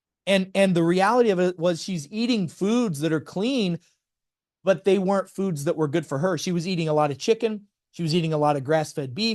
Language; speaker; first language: English; native; English